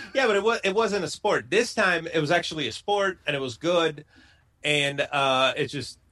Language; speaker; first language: English; non-native, fluent; Spanish